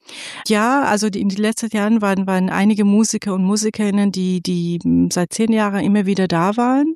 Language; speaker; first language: German; non-native, fluent; Persian